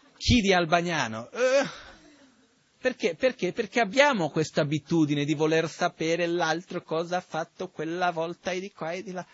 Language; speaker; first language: Italian; non-native, fluent; Portuguese